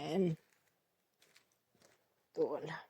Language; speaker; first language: Finnish; non-native, learner; Filipino